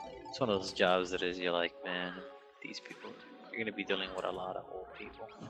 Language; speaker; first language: English; early bilingual, other home language; Spanish